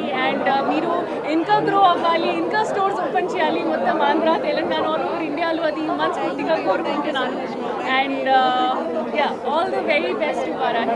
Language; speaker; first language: Telugu; non-native, local second language; Hindi